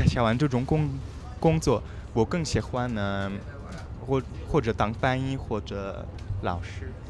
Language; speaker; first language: Chinese; non-native, learner; French